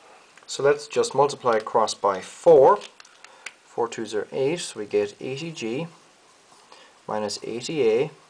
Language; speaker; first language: English; native; English